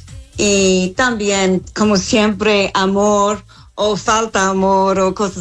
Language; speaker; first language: Spanish; non-native, fluent; English